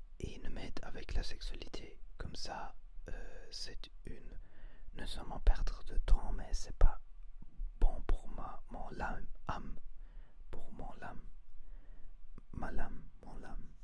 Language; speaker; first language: French; non-native, learner; Spanish